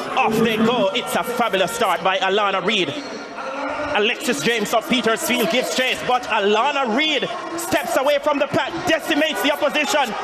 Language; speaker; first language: English; native; English